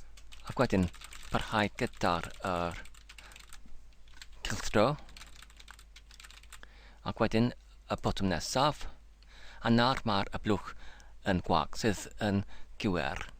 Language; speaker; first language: Welsh; non-native, learner; English